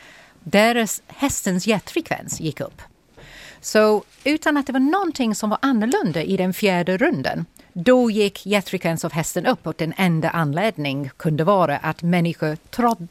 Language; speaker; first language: Swedish; non-native, fluent; English